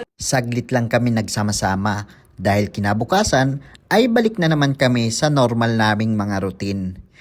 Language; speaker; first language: Filipino; native; Filipino